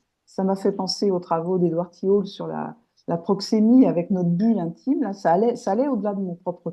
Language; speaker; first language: French; native; French